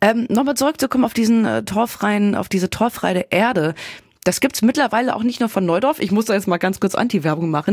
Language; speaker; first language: German; native; German